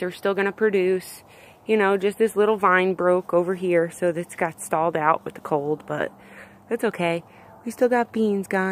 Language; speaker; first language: English; native; English